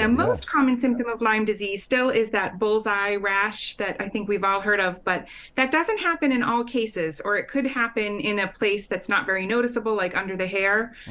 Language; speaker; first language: English; native; English